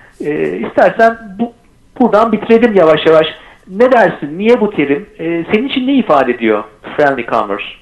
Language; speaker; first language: Turkish; native; Turkish